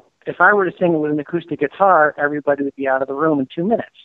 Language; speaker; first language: English; native; English